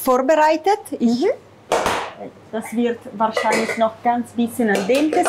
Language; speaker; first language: German; non-native, fluent; Italian